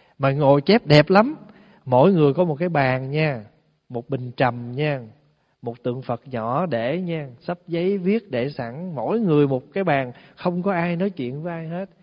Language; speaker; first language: Vietnamese; early bilingual, heritage; Vietnamese